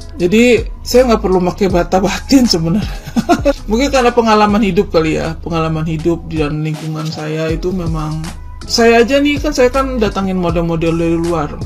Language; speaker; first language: Indonesian; native; Indonesian